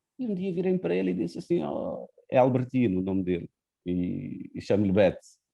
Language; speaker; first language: Portuguese; non-native, local second language; Kabuverdianu